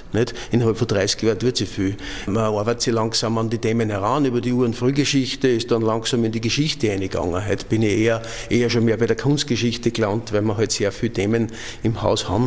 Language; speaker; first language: German; native; German